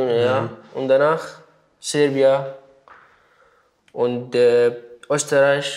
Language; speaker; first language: German; non-native, learner; Arabic